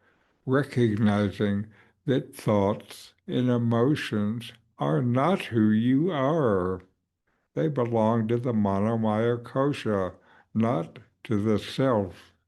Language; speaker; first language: English; native; English